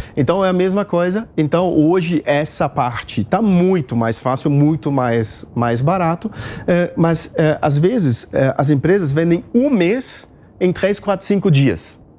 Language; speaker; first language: Portuguese; non-native, fluent; German